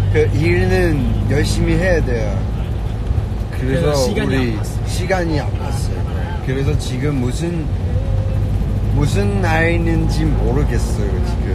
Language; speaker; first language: Korean; non-native, learner; Cantonese